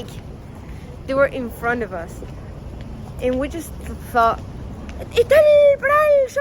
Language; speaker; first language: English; non-native, fluent; Spanish